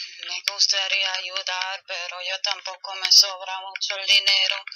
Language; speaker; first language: Spanish; non-native, fluent; German